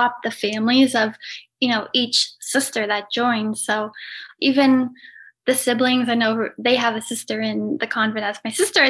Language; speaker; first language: English; native; English